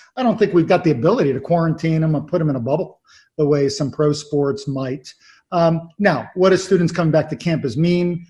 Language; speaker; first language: English; native; English